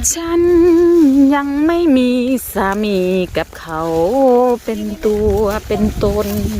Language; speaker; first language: Thai; native; Thai